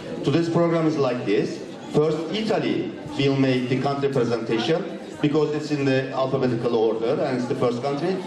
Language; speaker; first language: English; non-native, fluent; Turkish